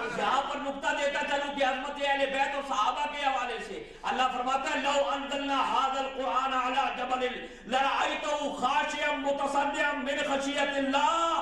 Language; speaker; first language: Urdu; non-native, local second language; Pashto